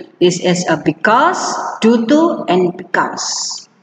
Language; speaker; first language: English; non-native, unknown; Indonesian